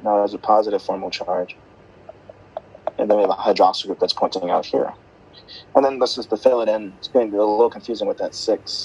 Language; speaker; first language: English; native; English